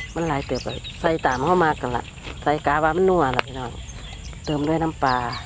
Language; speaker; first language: Thai; native; Thai